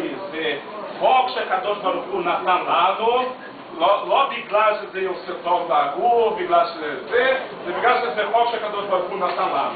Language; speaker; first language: Hebrew; non-native, fluent; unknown